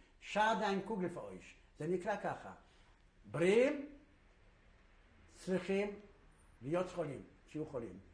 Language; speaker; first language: Hebrew; non-native, fluent; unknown